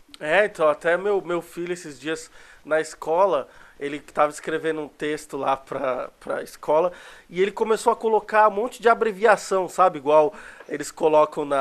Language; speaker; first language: Portuguese; native; Portuguese